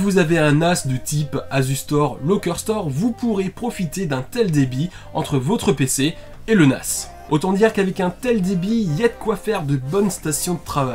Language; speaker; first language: French; native; French